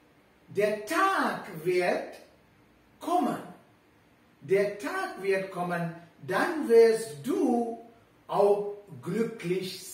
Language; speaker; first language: German; non-native, fluent; Sinhala